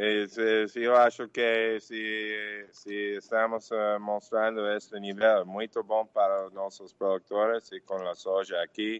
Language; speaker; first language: Portuguese; non-native, fluent; English